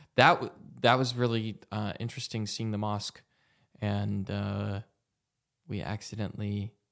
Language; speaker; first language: English; native; English